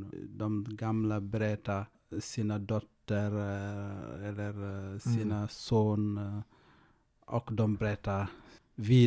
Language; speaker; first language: Swedish; non-native, fluent; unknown